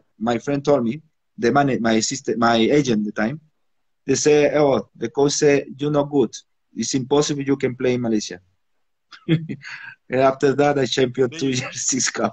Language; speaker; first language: English; non-native, learner; Spanish